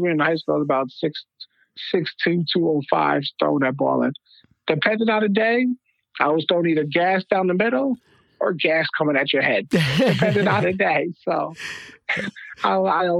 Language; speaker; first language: English; native; English